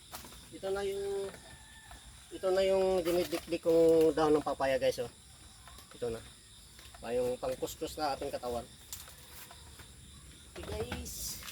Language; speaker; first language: Filipino; non-native, local second language; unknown